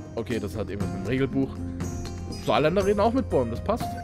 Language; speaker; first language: German; native; German